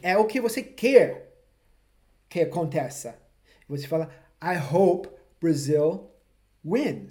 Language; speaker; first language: Portuguese; non-native, fluent; English